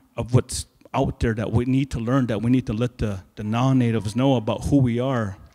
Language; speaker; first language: English; native; English